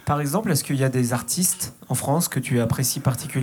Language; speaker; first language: French; native; French